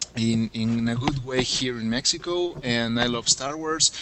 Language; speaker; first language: English; non-native, fluent; Spanish